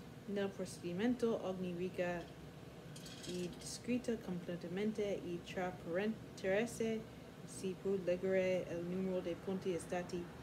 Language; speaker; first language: Italian; non-native, learner; English